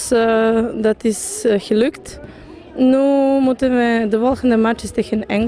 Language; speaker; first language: Dutch; non-native, fluent; Serbian